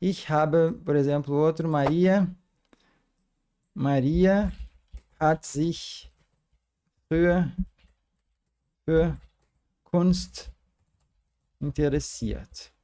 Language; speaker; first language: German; non-native, fluent; Portuguese